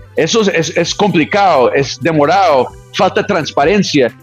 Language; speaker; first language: Spanish; non-native, fluent; English